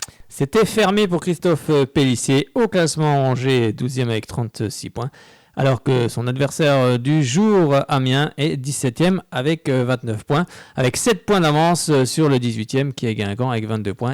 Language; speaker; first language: French; native; French